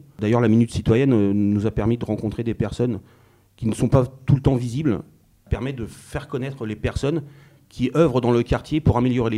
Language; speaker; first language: French; native; French